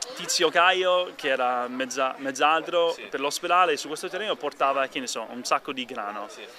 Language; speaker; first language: Italian; non-native, fluent; English